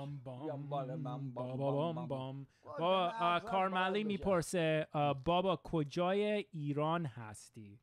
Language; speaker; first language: Persian; early bilingual, heritage; Persian